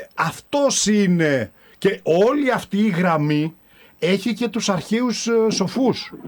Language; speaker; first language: Greek; native; Greek